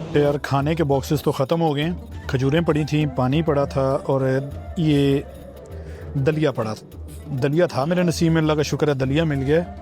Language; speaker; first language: Urdu; native; Urdu